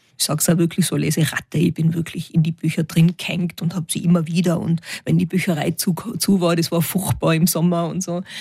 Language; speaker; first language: German; native; German